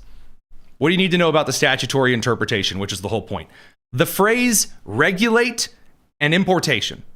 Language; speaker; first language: English; native; English